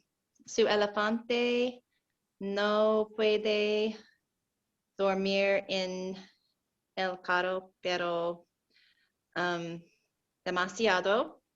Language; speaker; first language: Spanish; non-native, learner; English